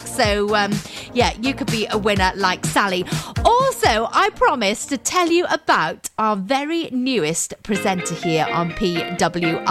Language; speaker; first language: English; native; English